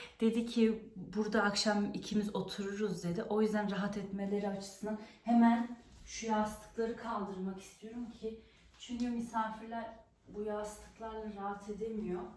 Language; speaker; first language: Turkish; native; Turkish